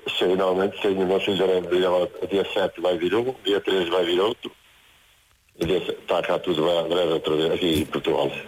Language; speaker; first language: Portuguese; native; Portuguese